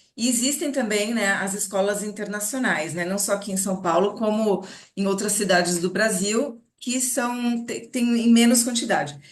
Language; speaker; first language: Portuguese; native; Portuguese